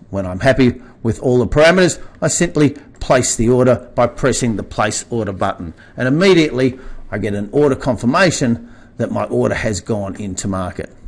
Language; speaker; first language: English; native; English